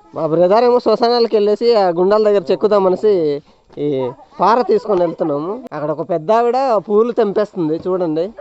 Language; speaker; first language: Telugu; non-native, local second language; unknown